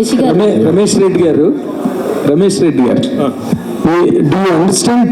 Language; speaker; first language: Telugu; native; Telugu